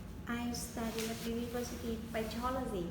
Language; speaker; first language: English; non-native, learner; Vietnamese